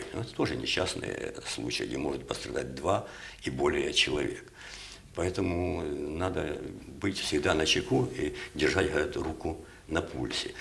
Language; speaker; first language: Russian; native; Russian